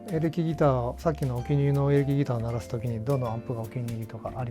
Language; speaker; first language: Japanese; native; Japanese